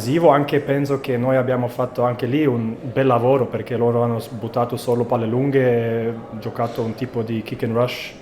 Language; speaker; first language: Italian; non-native, fluent; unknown